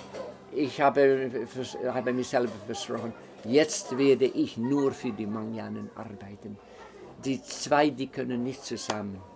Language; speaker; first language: German; non-native, fluent; Dutch